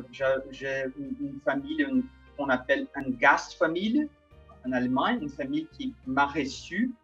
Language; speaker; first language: French; non-native, fluent; Portuguese